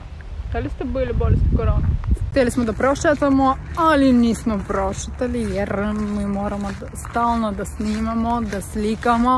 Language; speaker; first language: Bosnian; non-native, learner; Russian